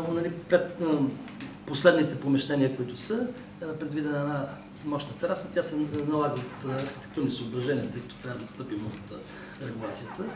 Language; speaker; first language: Bulgarian; native; Bulgarian